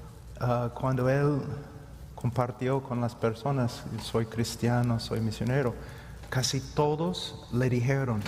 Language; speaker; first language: Spanish; non-native, fluent; English